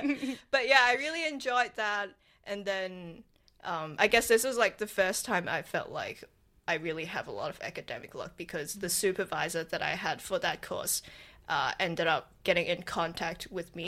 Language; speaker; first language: English; non-native, local second language; Cantonese